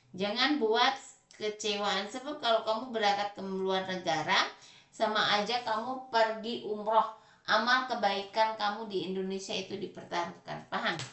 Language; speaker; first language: Indonesian; native; Indonesian